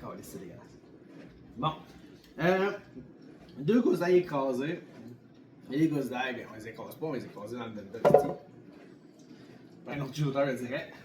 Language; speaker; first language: French; native; French